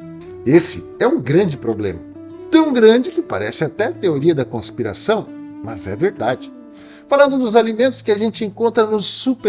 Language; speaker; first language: Portuguese; native; Portuguese